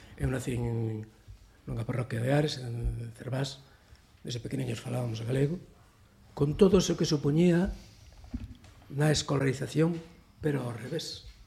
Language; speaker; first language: Galician; native; Galician